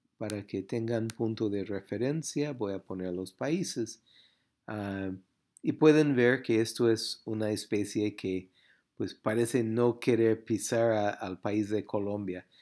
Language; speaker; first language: Spanish; non-native, fluent; English